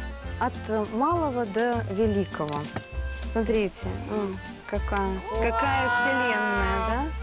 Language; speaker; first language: Russian; native; Russian